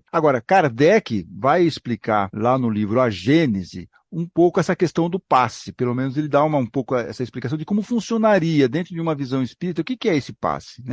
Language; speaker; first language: Portuguese; native; Portuguese